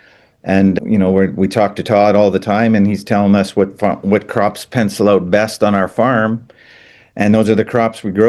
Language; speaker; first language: English; native; English